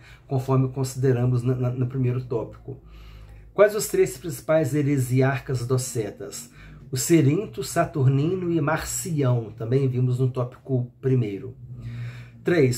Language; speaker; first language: Portuguese; native; Portuguese